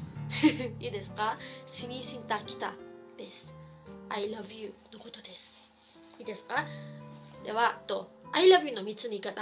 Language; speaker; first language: Japanese; non-native, fluent; Filipino